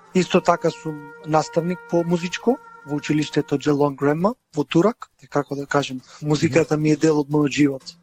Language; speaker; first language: Macedonian; native; Macedonian